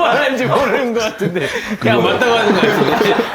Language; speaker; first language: Korean; early bilingual, other home language; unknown